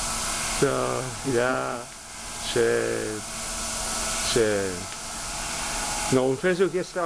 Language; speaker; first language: German; non-native, learner; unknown